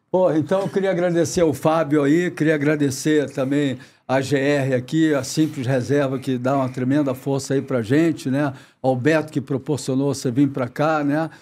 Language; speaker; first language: Portuguese; native; Portuguese